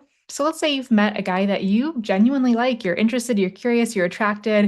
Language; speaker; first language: English; native; English